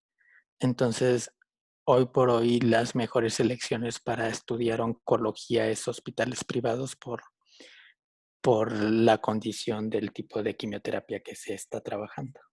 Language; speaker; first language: Spanish; native; Spanish